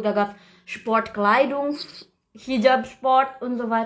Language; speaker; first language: German; non-native, learner; Indonesian